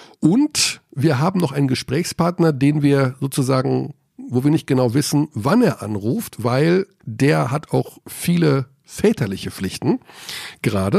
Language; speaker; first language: German; native; German